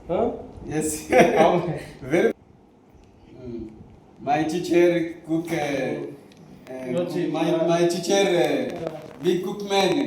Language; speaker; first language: English; non-native, learner; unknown